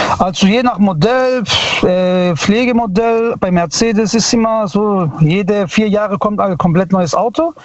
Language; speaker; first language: German; early bilingual, other home language; Italian